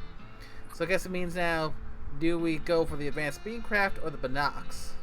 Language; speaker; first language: English; native; English